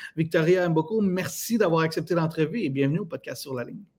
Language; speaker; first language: French; native; French